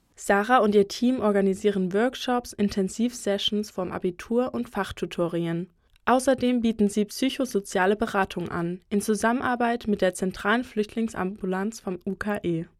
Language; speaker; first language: German; native; German